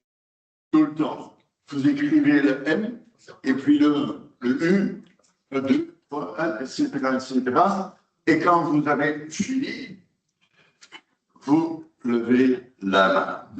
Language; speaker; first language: French; non-native, local second language; Dutch